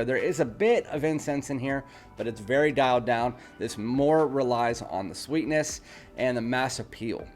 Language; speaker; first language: English; native; English